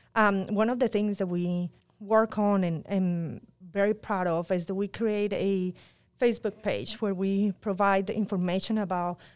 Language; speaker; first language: English; non-native, fluent; Spanish